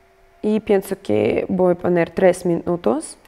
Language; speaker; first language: Spanish; non-native, fluent; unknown